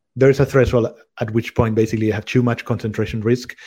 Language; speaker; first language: English; non-native, fluent; Spanish